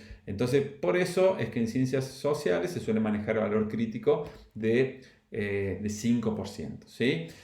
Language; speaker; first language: Spanish; native; Spanish